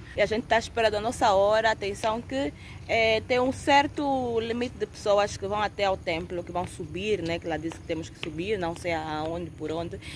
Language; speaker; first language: Portuguese; native; Portuguese